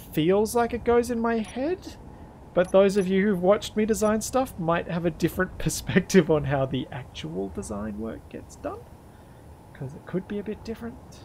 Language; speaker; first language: English; native; English